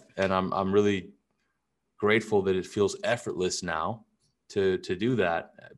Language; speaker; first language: English; native; English